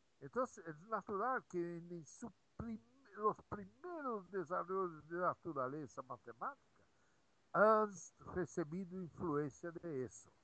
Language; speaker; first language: Spanish; non-native, fluent; Portuguese